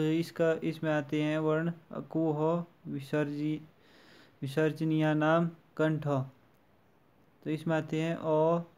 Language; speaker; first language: Hindi; native; Hindi